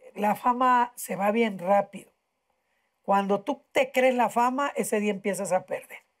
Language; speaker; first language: Spanish; native; Spanish